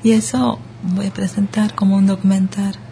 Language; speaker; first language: Spanish; non-native, learner; Japanese